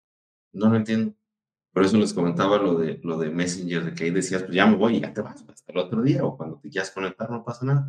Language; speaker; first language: Spanish; native; Spanish